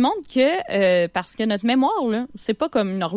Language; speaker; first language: French; native; French